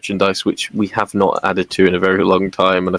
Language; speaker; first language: English; native; English